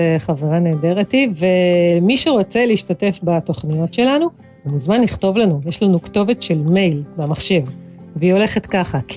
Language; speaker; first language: Hebrew; native; Hebrew